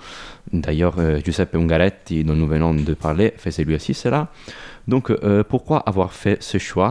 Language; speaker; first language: French; non-native, fluent; Italian